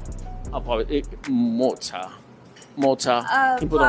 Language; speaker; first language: Chinese; non-native, fluent; Spanish